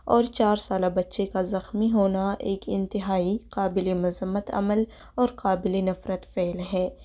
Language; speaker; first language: Urdu; non-native, local second language; Baluchi